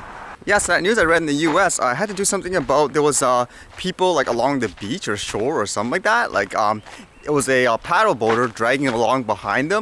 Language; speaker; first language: English; native; English